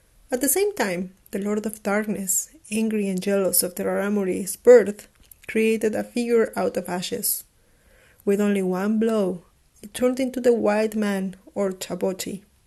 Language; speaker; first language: English; non-native, fluent; Spanish